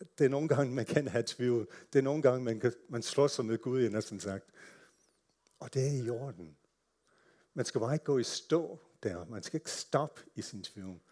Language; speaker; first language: Danish; non-native, fluent; English